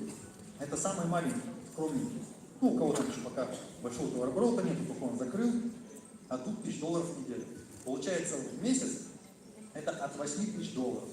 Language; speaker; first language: Russian; native; Russian